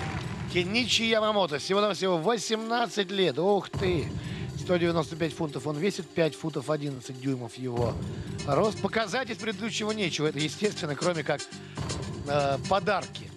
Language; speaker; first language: Russian; native; Russian